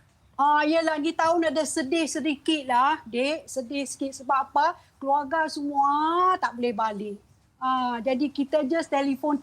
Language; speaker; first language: Malay; non-native, local second language; Chinese